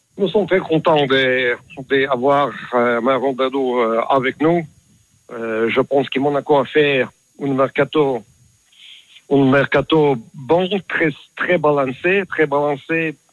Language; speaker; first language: French; non-native, learner; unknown